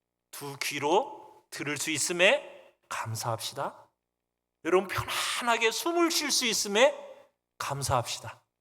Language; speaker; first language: Korean; native; Korean